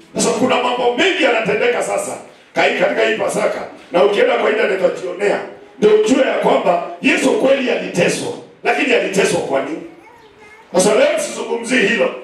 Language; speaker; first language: Swahili; non-native, local second language; Kamba